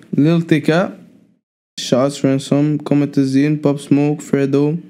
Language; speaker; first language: French; non-native, fluent; Arabic